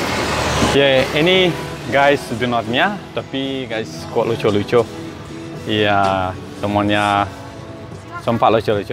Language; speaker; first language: Indonesian; non-native, learner; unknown